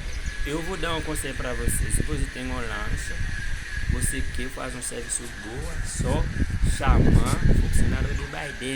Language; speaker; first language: Portuguese; non-native, learner; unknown